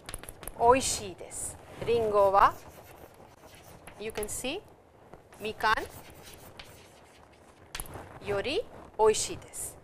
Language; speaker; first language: Japanese; non-native, fluent; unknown